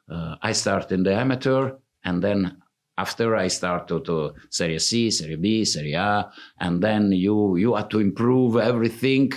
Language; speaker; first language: English; non-native, fluent; Italian